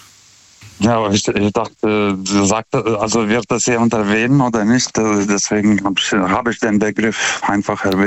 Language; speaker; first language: German; non-native, fluent; Lithuanian